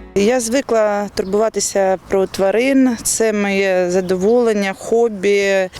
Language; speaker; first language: Ukrainian; non-native, learner; Uzbek